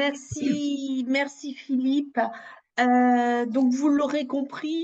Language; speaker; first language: French; native; French